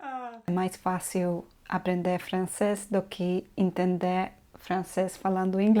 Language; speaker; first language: Portuguese; non-native, fluent; Polish